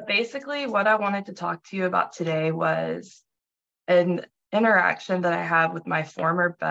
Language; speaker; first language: English; native; English